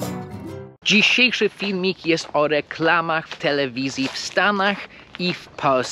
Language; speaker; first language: Polish; non-native, fluent; English